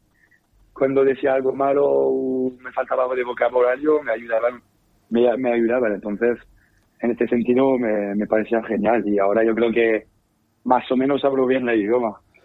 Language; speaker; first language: Spanish; non-native, fluent; French